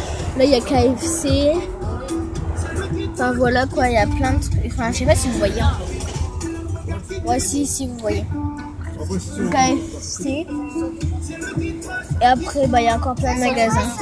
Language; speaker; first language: French; native; French